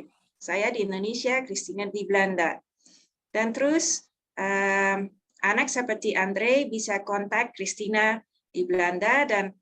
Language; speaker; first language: Indonesian; non-native, learner; Dutch